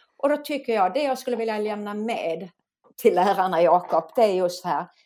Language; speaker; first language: Swedish; native; Swedish